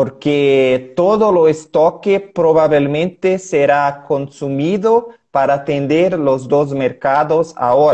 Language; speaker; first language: Spanish; non-native, learner; Portuguese